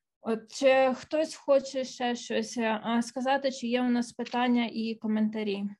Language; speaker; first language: Ukrainian; native; Ukrainian